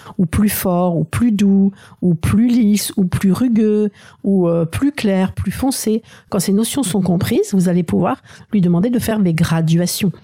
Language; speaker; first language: French; native; French